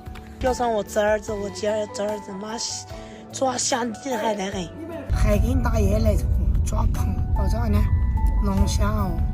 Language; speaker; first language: Chinese; native; Chinese